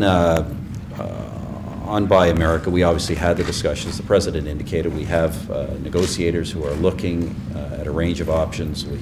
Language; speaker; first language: English; native; English